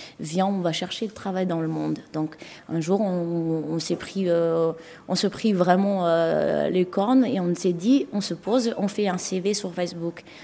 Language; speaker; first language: French; non-native, local second language; Malagasy